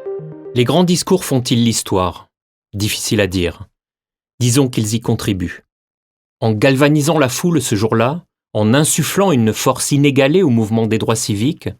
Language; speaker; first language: French; native; French